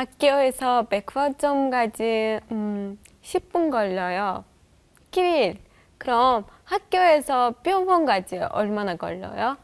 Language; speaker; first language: Korean; non-native, learner; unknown